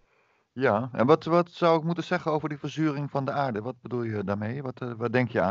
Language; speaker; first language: Dutch; native; Dutch